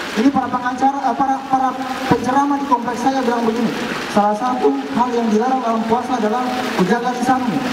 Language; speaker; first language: Indonesian; non-native, local second language; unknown